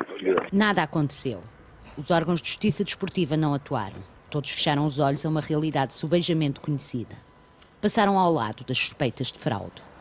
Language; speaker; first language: Portuguese; native; Portuguese